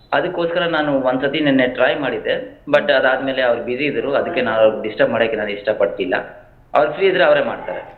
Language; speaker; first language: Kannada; non-native, local second language; Hindi